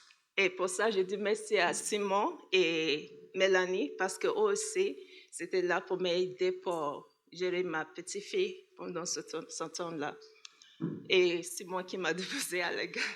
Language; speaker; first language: French; non-native, learner; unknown